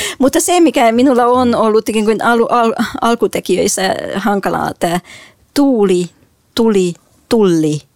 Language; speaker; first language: Finnish; non-native, fluent; Hungarian